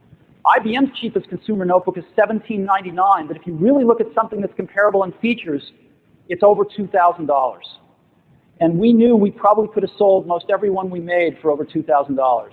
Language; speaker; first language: English; native; English